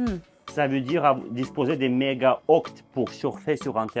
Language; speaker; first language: French; non-native, fluent; Russian